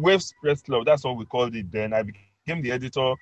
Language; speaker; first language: English; non-native, local second language; Yoruba